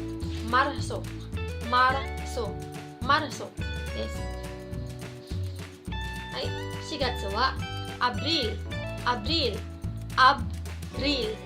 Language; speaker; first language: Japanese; non-native, fluent; Cebuano